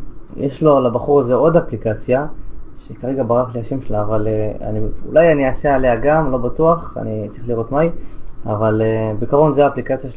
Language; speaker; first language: Hebrew; native; Hebrew